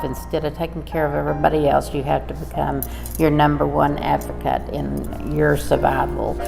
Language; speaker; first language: English; native; English